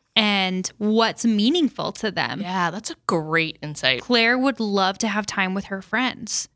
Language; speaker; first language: English; native; English